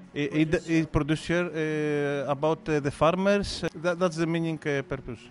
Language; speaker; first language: English; non-native, fluent; Greek